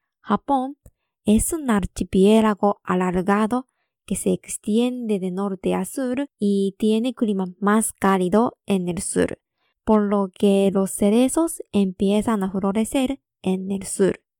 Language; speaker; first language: Spanish; non-native, fluent; Japanese